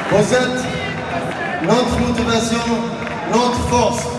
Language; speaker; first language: French; non-native, fluent; Arabic